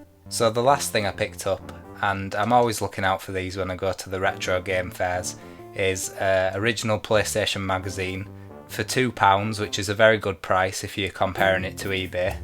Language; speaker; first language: English; native; English